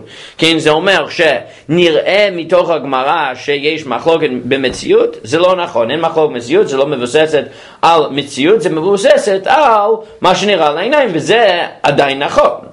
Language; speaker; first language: Hebrew; non-native, fluent; English